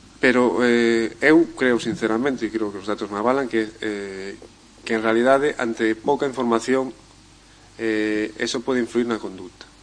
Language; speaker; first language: Galician; non-native, local second language; Spanish